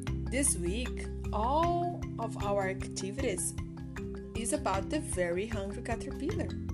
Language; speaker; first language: English; non-native, fluent; Portuguese